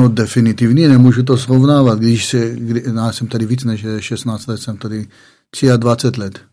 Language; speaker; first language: Czech; non-native, fluent; Hebrew